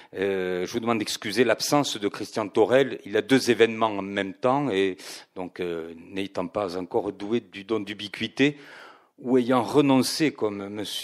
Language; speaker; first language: French; native; French